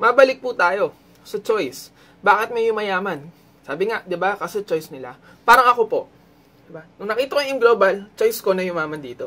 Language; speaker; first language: Filipino; native; Filipino